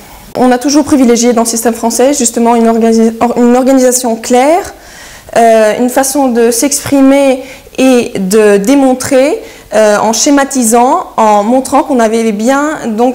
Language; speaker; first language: French; early bilingual, heritage; French